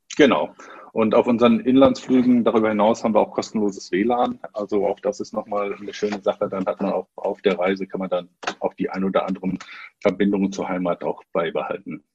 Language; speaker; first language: German; native; German